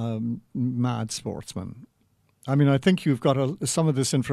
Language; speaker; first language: English; native; English